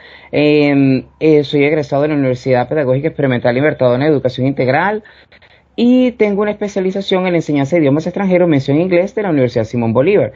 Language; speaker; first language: Spanish; native; Spanish